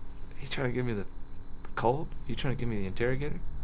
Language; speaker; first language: English; native; English